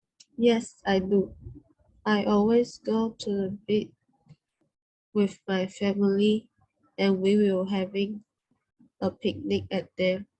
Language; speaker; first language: English; non-native, learner; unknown